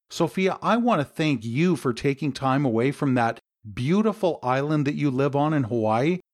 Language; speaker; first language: English; native; English